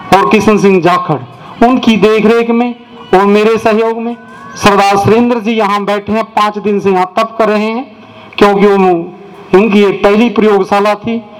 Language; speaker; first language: Hindi; native; Hindi